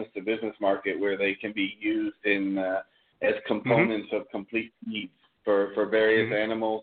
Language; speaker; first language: English; native; English